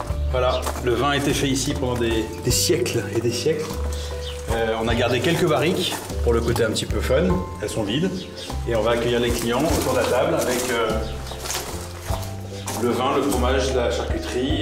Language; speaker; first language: French; native; French